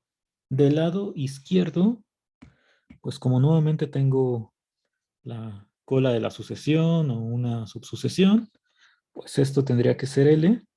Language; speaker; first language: Spanish; native; Spanish